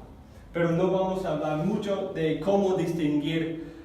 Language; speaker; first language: Spanish; non-native, fluent; English